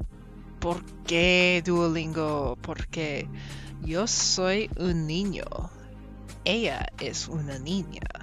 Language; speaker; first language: Spanish; non-native, learner; English